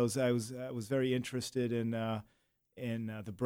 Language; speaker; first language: English; native; English